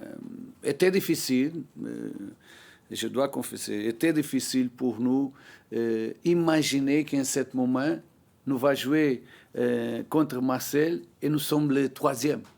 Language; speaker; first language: French; non-native, learner; Portuguese